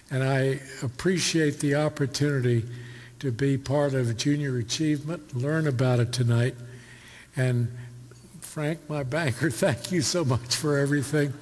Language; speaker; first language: English; native; English